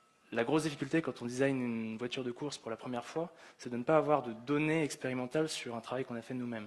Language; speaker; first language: French; native; French